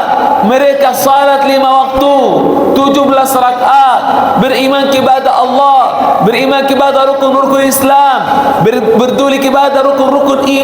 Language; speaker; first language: Indonesian; non-native, fluent; Arabic